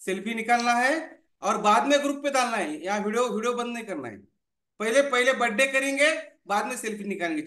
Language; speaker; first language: Hindi; non-native, local second language; Marathi